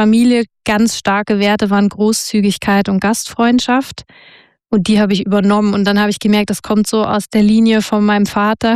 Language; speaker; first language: German; native; German